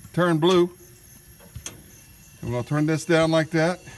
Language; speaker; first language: English; native; English